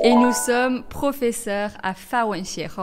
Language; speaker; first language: French; native; French